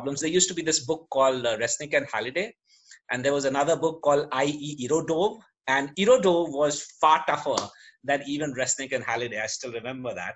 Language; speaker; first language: English; native; English